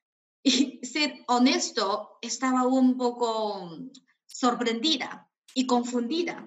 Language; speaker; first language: Spanish; non-native, fluent; Chinese